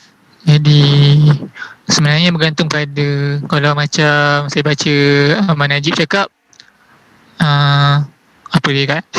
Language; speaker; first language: Malay; native; Malay